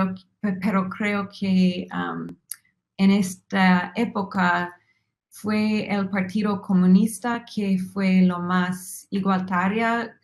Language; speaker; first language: Spanish; non-native, fluent; English